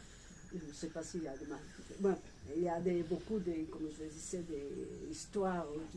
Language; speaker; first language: French; non-native, fluent; Spanish